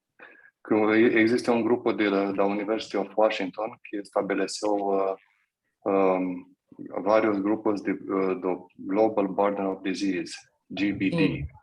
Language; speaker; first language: Portuguese; non-native, fluent; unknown